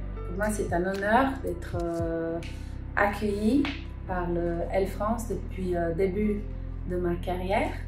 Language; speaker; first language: French; non-native, learner; Czech